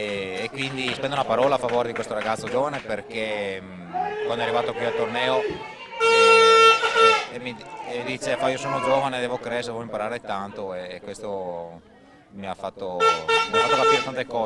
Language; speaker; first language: Italian; native; Italian